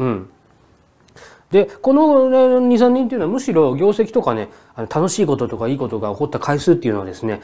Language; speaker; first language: Japanese; native; Japanese